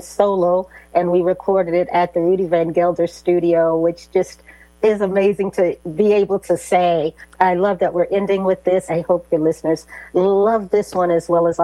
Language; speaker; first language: English; native; English